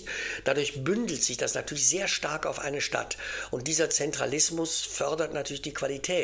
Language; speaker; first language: German; native; German